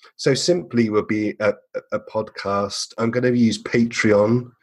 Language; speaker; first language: English; native; English